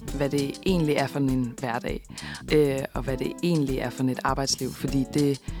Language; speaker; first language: Danish; native; Danish